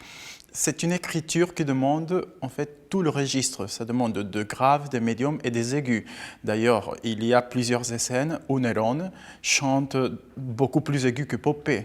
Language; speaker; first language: French; non-native, fluent; Spanish